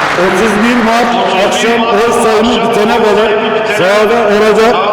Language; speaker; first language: Turkish; native; Turkish